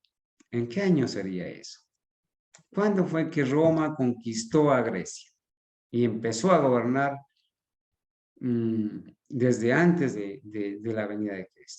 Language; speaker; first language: Spanish; native; Spanish